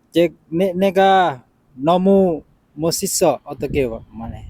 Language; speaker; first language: Korean; non-native, learner; Lao